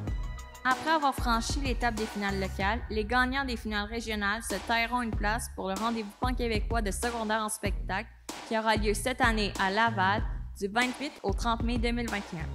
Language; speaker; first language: French; native; French